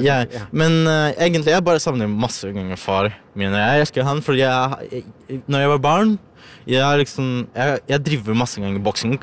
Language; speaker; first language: Norwegian; non-native, learner; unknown